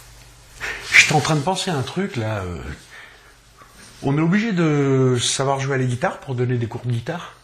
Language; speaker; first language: French; native; French